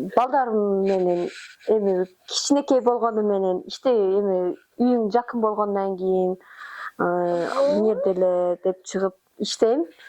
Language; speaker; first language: Kyrgyz; non-native, local second language; Uzbek